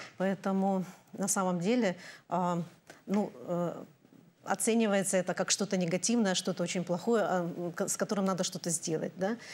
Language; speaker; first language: Russian; native; Russian